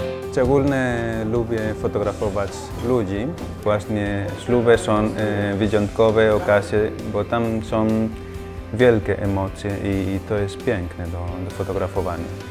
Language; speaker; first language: Polish; non-native, fluent; Spanish